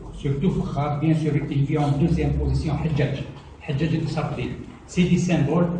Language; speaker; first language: French; non-native, local second language; Arabic